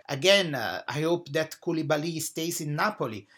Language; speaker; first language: English; non-native, fluent; Italian